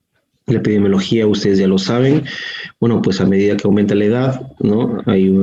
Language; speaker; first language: Spanish; native; Spanish